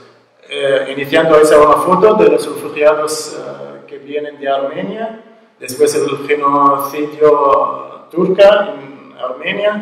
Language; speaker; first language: Spanish; non-native, learner; Arabic